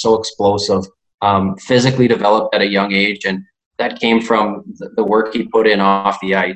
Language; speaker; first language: English; native; English